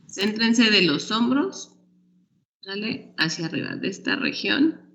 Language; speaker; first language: Spanish; native; Spanish